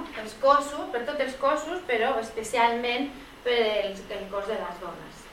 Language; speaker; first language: Catalan; non-native, local second language; Spanish